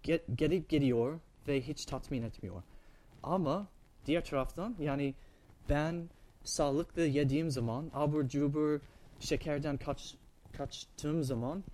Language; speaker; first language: Turkish; non-native, fluent; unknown